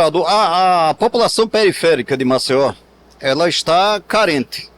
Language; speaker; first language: Portuguese; native; Portuguese